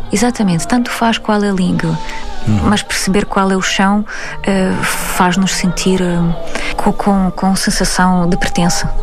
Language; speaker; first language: Portuguese; non-native, fluent; Belarusian